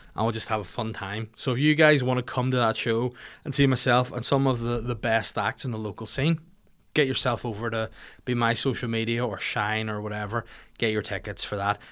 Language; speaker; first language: English; native; English